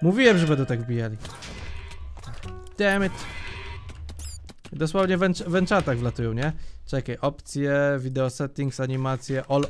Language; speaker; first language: Polish; native; Polish